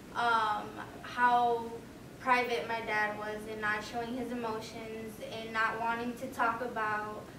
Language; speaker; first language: English; native; English